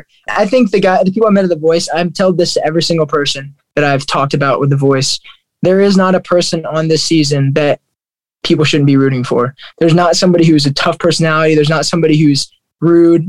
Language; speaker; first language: English; native; English